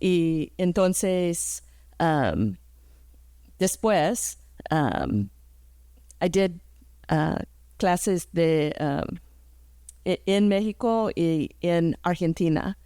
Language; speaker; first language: Spanish; early bilingual, heritage; English